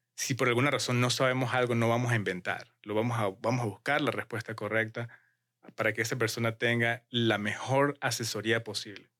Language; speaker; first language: Spanish; native; Spanish